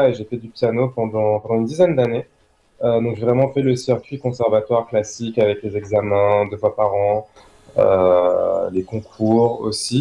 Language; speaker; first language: French; native; French